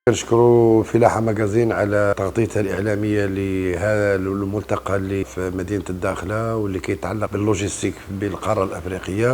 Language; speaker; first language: Arabic; native; Arabic